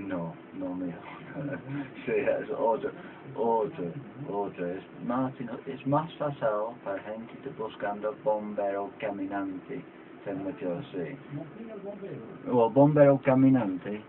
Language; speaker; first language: Spanish; non-native, learner; English